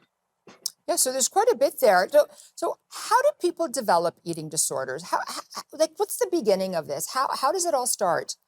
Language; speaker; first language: English; native; English